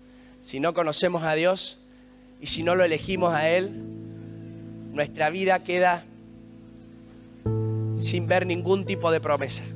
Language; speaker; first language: Spanish; native; Spanish